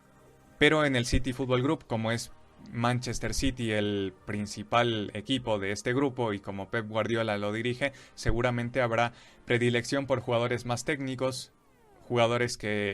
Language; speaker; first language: Spanish; native; Spanish